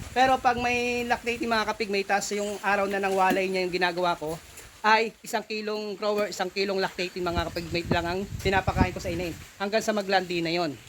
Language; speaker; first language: Filipino; non-native, local second language; Iloko